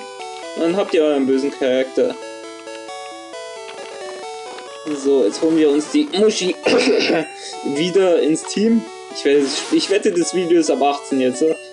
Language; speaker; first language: German; native; German